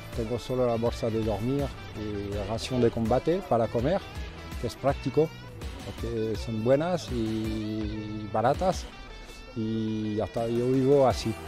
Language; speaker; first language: Spanish; non-native, fluent; French